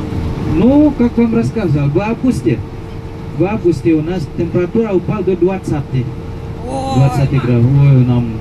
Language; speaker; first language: Russian; non-native, fluent; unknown